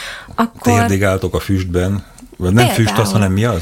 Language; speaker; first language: Hungarian; native; Hungarian